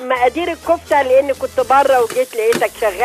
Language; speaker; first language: Arabic; native; Arabic